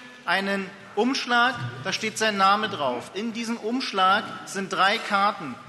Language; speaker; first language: German; native; German